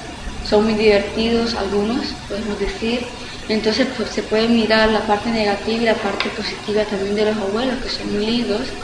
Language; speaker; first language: Spanish; early bilingual, heritage; Spanish